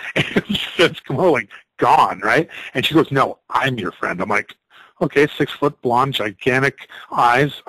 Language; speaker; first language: English; native; English